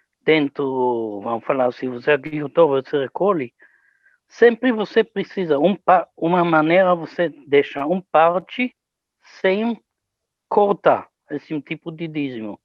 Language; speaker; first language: Portuguese; non-native, learner; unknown